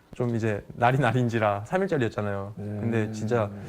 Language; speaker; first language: Korean; native; Korean